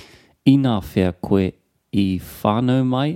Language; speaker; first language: Māori; non-native, learner; English